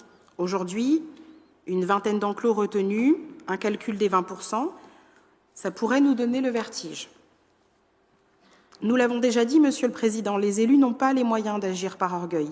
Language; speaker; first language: French; native; French